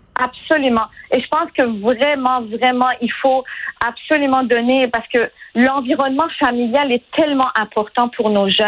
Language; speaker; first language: French; non-native, fluent; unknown